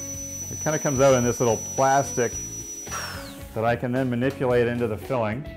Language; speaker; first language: English; native; English